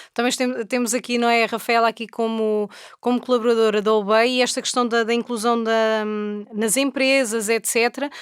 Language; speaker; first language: Portuguese; native; Portuguese